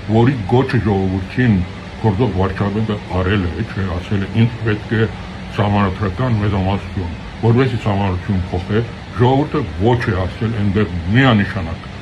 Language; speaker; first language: Armenian; early bilingual, heritage; Armenian